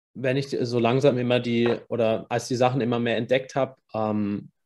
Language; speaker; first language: German; native; German